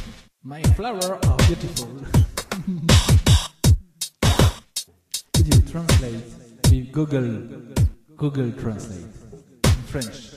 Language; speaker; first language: English; non-native, learner; French